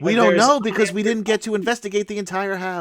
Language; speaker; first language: English; native; English